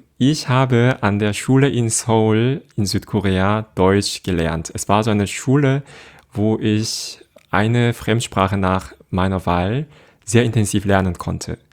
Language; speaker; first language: German; non-native, fluent; Korean